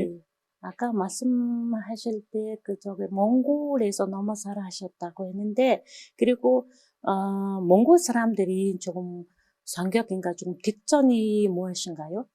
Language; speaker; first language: Korean; non-native, fluent; Mongolian